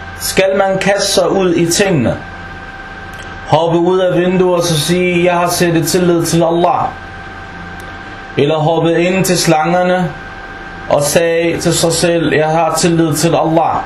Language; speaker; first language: Danish; non-native, fluent; Arabic